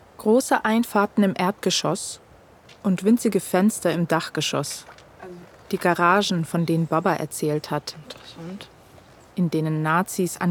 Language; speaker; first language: German; early bilingual, other home language; Turkish